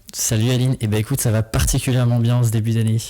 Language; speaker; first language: French; native; French